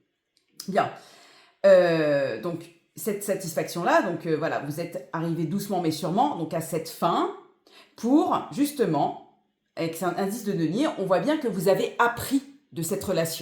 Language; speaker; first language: French; native; French